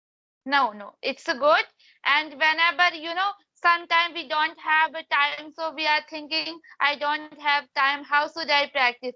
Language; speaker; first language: English; non-native, learner; Hindi